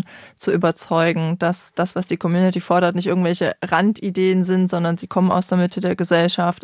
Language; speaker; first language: German; native; German